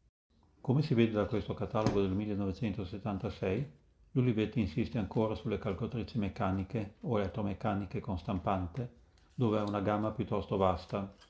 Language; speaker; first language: Italian; native; Italian